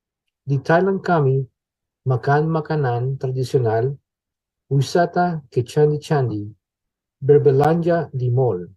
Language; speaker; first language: Indonesian; non-native, learner; English